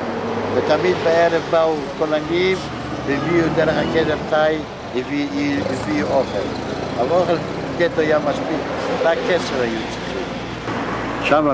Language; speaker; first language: Hebrew; non-native, fluent; Yiddish